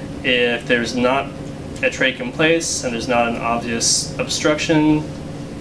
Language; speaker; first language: English; native; English